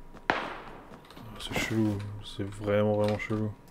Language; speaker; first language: French; native; French